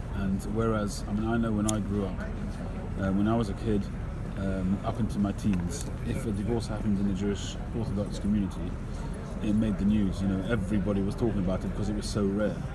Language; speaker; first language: English; native; English